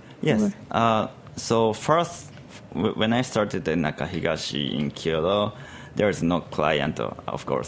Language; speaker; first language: English; non-native, learner; Japanese